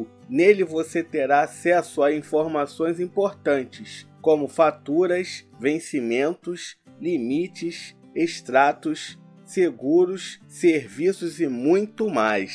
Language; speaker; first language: Portuguese; native; Portuguese